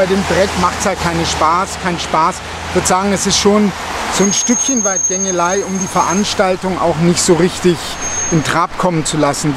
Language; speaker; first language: German; native; German